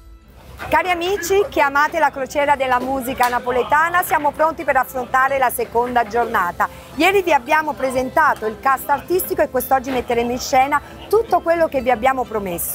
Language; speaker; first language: Italian; native; Italian